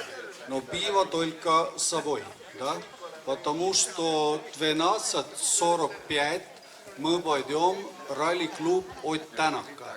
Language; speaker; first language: Russian; non-native, learner; Estonian